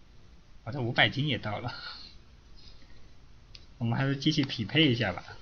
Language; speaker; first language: Chinese; native; Chinese